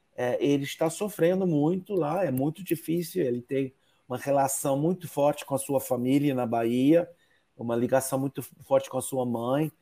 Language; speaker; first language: Portuguese; non-native, fluent; English